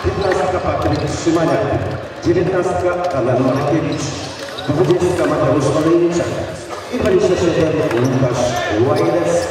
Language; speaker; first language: Polish; native; Polish